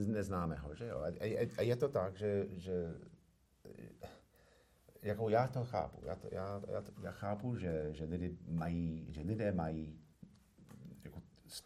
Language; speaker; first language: Czech; non-native, fluent; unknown